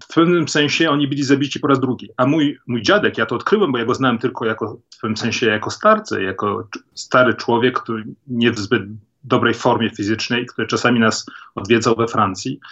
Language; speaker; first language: Polish; early bilingual, heritage; Polish